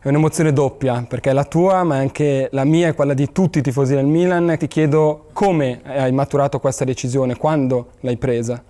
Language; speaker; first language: Italian; native; Italian